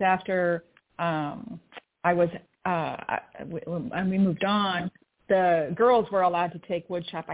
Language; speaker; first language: English; native; English